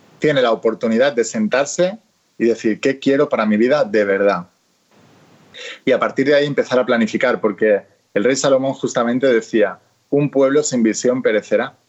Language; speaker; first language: Spanish; native; Spanish